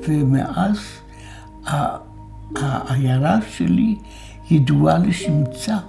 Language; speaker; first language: Hebrew; non-native, fluent; Polish